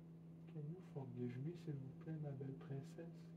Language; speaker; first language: French; non-native, learner; English